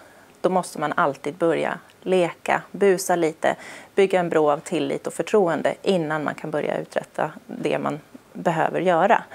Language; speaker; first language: Swedish; native; Swedish